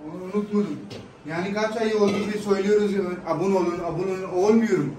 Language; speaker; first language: Turkish; non-native, learner; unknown